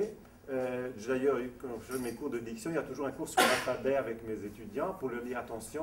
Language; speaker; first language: French; non-native, fluent; Italian